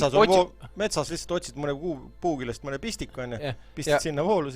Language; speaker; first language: Estonian; native; Estonian